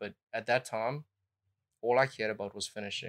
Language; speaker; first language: English; native; English